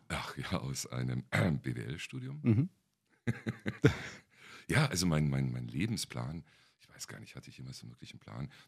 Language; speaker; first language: German; native; German